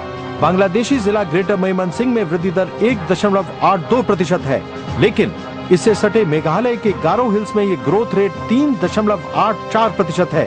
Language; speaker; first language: Hindi; native; Hindi